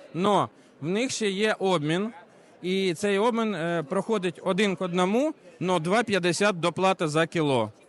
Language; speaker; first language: Ukrainian; native; Ukrainian